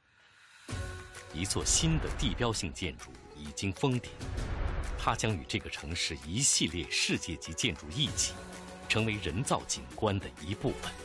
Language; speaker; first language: Chinese; native; Chinese